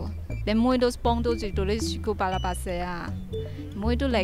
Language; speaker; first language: Spanish; non-native, learner; Chinese